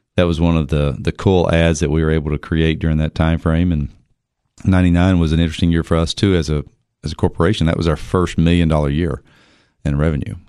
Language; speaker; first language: English; native; English